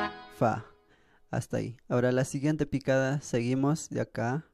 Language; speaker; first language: Spanish; native; Spanish